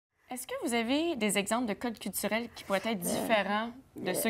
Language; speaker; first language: French; native; French